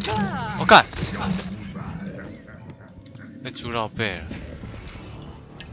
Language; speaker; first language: Chinese; native; Chinese